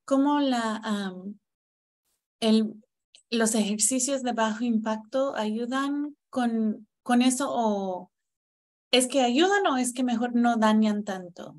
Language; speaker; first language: Spanish; non-native, fluent; English